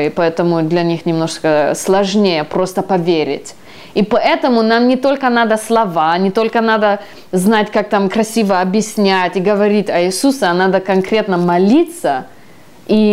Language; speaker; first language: Russian; early bilingual, heritage; Russian